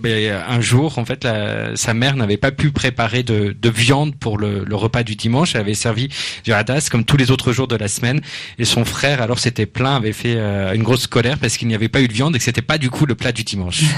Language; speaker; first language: French; native; French